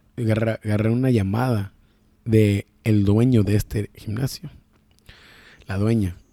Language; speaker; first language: Spanish; early bilingual, heritage; Spanish